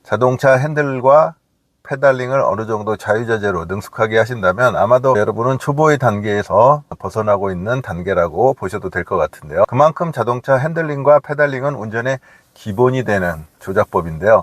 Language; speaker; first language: Korean; native; Korean